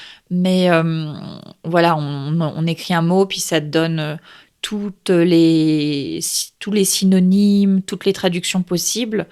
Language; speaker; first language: French; native; French